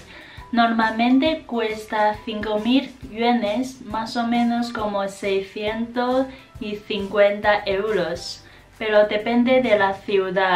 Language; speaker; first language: Spanish; non-native, fluent; Chinese